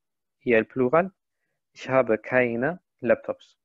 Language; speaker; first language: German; non-native, fluent; Spanish